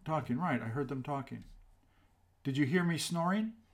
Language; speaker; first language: English; native; English